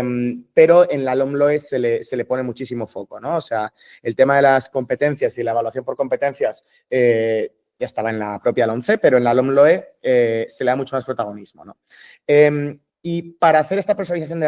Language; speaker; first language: Spanish; native; Spanish